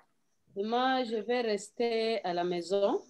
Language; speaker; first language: French; non-native, learner; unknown